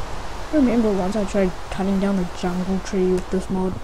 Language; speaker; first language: English; native; English